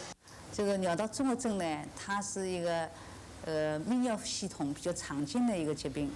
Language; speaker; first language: Chinese; native; Chinese